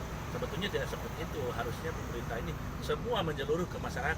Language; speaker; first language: Indonesian; native; Indonesian